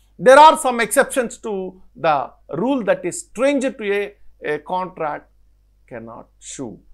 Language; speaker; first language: English; non-native, local second language; Telugu